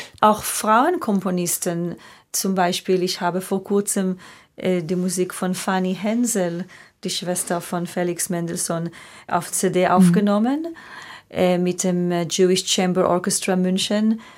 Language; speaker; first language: German; non-native, fluent; Hebrew